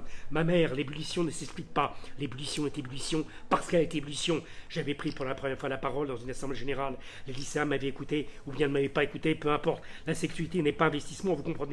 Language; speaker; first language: French; native; French